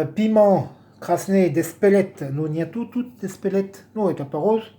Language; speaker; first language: Russian; non-native, learner; French